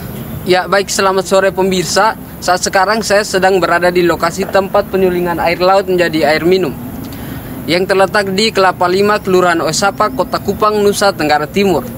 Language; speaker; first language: Indonesian; native; Indonesian